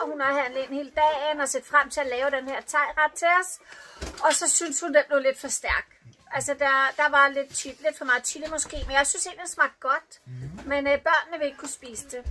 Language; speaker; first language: Danish; native; Danish